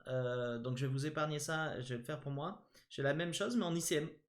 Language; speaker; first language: French; native; French